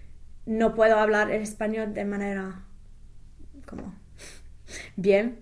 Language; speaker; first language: Spanish; non-native, fluent; English